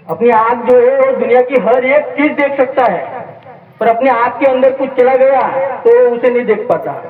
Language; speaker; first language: Hindi; non-native, local second language; Marathi